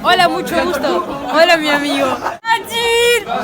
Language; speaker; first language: Spanish; non-native, learner; French